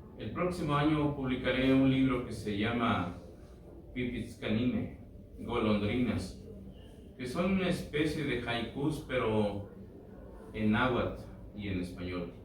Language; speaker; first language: Spanish; non-native, local second language; Nahuatl languages